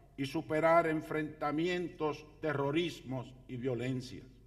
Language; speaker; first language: Spanish; native; Spanish